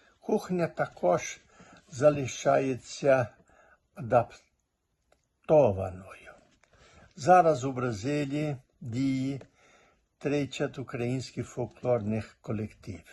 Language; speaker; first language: Ukrainian; early bilingual, heritage; Portuguese